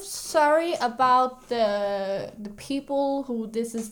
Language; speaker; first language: English; non-native, fluent; Danish